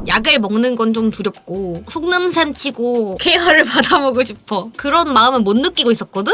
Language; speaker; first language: Korean; native; Korean